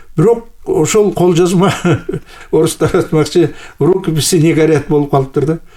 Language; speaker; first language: Kyrgyz; native; Kyrgyz